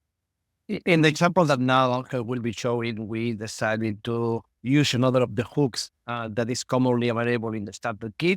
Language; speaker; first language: English; non-native, fluent; Spanish